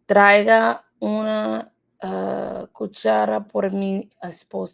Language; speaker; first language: Spanish; non-native, learner; English